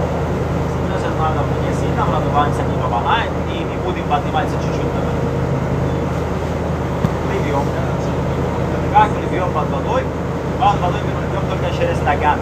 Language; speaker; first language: Russian; non-native, learner; Arabic